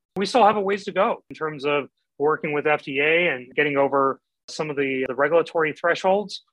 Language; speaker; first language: English; native; English